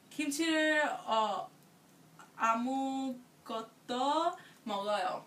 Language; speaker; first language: Korean; non-native, learner; English